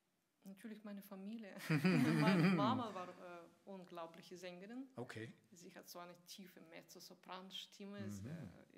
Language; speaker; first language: German; non-native, fluent; Russian